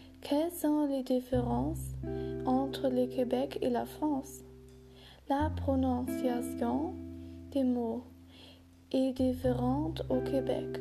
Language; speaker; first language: French; non-native, learner; German